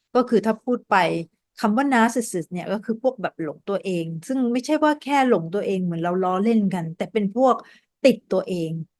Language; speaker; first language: Thai; native; Thai